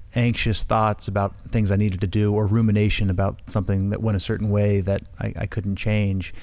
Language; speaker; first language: English; native; English